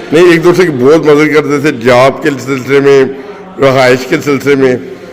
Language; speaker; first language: Urdu; non-native, local second language; Punjabi